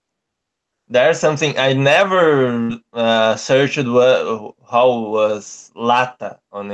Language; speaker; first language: English; non-native, learner; Portuguese